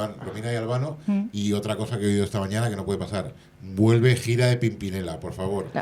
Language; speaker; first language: Spanish; native; Spanish